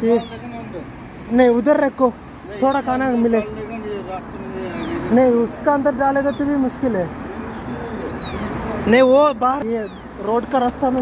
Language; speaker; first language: Hindi; non-native, local second language; Malayalam